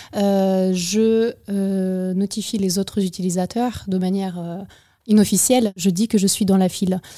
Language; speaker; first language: French; non-native, fluent; Ukrainian